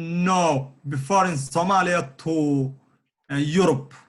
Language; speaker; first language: English; non-native, learner; Somali